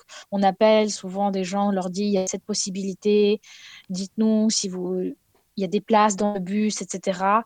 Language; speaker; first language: French; non-native, fluent; Ukrainian